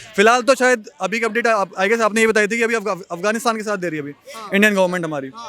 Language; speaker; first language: Hindi; native; Hindi